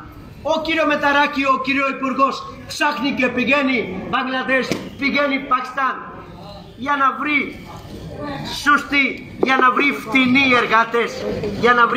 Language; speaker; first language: Greek; non-native, fluent; Urdu